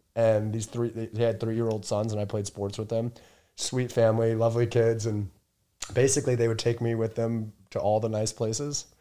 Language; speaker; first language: English; native; English